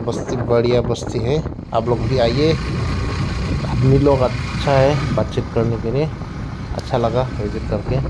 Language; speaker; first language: Hindi; non-native, local second language; Karbi